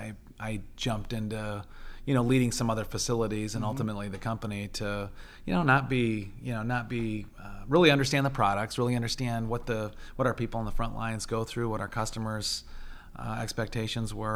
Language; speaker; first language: English; native; English